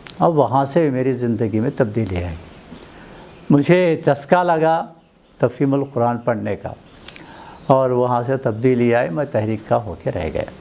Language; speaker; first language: Urdu; native; Urdu